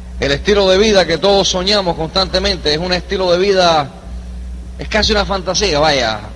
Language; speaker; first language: Spanish; early bilingual, heritage; Spanish